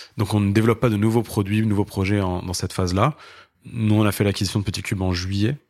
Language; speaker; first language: French; non-native, local second language; Arabic